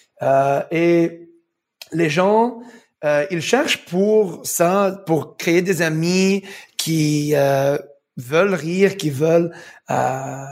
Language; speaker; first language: French; non-native, fluent; English